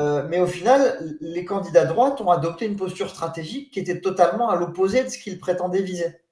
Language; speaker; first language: French; native; French